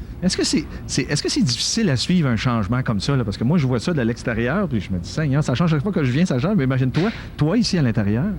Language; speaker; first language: French; native; French